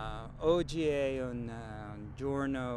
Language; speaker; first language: Italian; non-native, learner; English